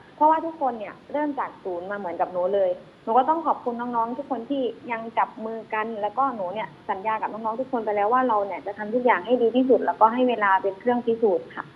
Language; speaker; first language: Thai; native; Thai